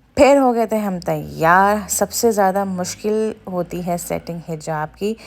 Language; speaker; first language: Urdu; native; Urdu